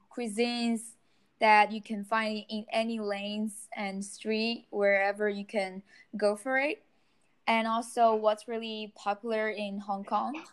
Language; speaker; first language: English; non-native, fluent; Chinese